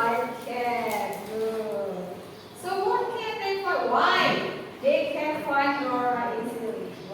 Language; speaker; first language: English; non-native, fluent; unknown